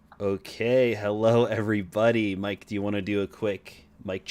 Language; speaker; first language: English; native; English